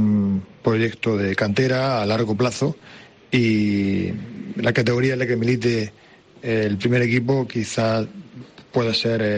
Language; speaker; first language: Spanish; native; Spanish